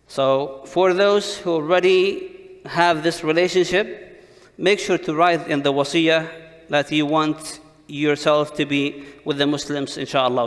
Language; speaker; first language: English; non-native, fluent; Arabic